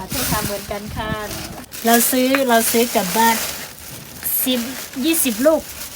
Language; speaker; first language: Thai; non-native, local second language; Shan